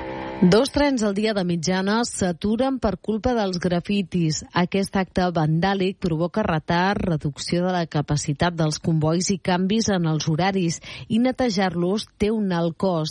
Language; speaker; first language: Catalan; native; Catalan